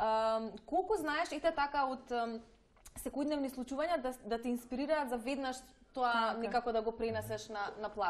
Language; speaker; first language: Macedonian; native; Macedonian